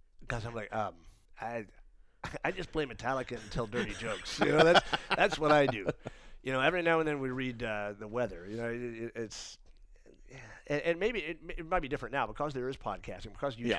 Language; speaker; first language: English; native; English